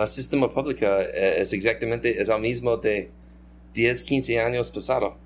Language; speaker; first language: Spanish; non-native, learner; English